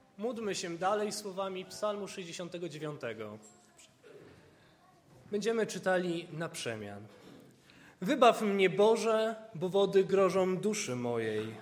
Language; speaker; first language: Polish; native; Polish